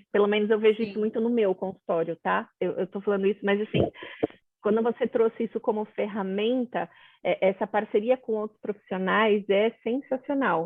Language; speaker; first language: Portuguese; native; Portuguese